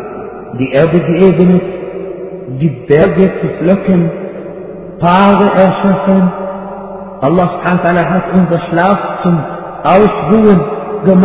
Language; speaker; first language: German; non-native, fluent; Arabic